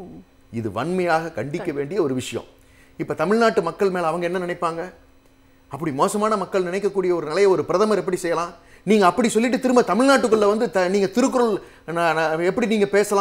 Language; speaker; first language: Tamil; native; Tamil